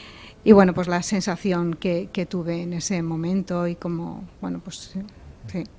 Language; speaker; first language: Spanish; native; Spanish